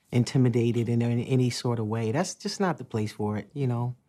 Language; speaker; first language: English; native; English